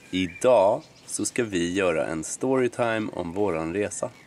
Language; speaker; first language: Swedish; native; Swedish